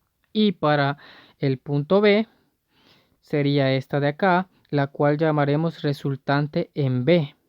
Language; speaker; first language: Spanish; native; Spanish